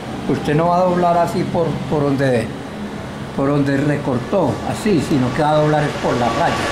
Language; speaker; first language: Spanish; native; Spanish